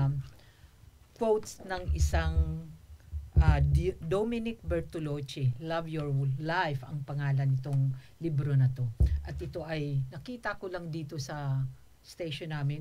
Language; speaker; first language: Filipino; non-native, local second language; Waray